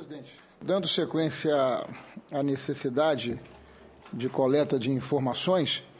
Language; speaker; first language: Portuguese; native; Portuguese